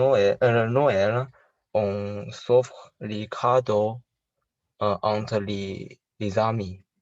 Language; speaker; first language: French; non-native, learner; Chinese